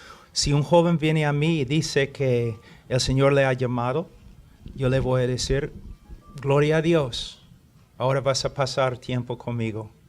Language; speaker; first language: Spanish; non-native, fluent; English